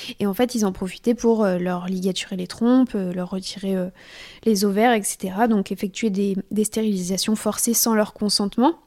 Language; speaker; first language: French; native; French